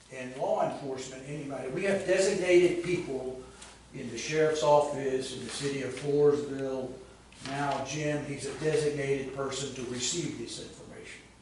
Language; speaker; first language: English; native; English